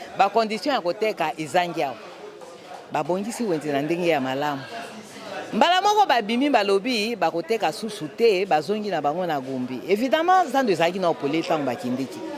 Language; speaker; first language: Lingala; native; Lingala